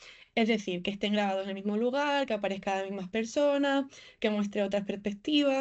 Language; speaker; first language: Spanish; native; Spanish